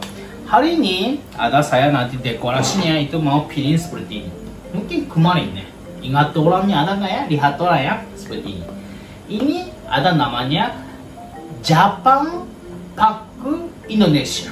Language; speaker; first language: Indonesian; non-native, learner; Japanese